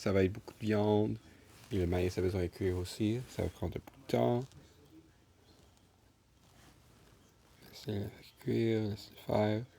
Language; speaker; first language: French; non-native, local second language; English